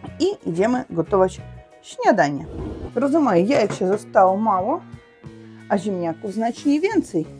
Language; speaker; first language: Polish; non-native, learner; Russian